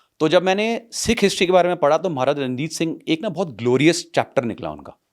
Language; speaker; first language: Hindi; non-native, local second language; Punjabi